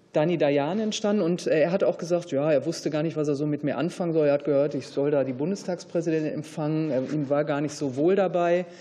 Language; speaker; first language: German; native; German